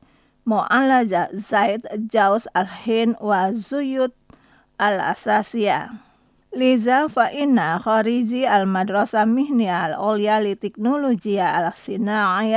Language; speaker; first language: Arabic; non-native, fluent; Indonesian